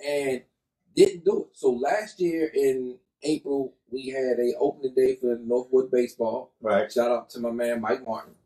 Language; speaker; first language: English; native; English